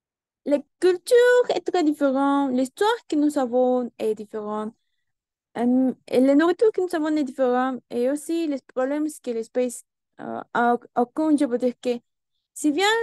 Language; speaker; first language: French; non-native, learner; Spanish